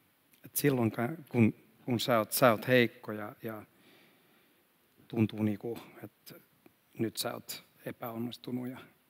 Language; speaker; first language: Finnish; non-native, fluent; Swedish